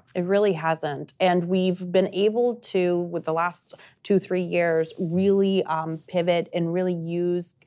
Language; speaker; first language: English; non-native, fluent; Spanish